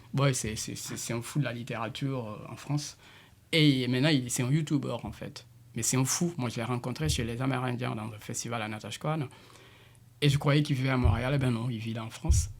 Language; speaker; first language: French; non-native, local second language; Jola-Fonyi